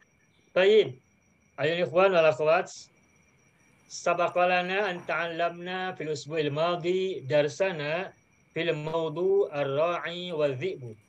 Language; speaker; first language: Arabic; non-native, fluent; Indonesian